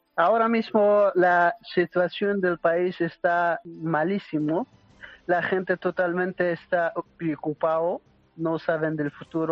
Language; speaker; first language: Spanish; non-native, learner; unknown